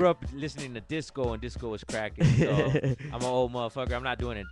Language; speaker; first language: English; native; English